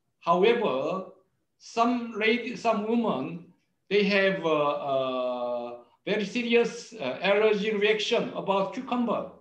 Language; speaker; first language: English; non-native, learner; Korean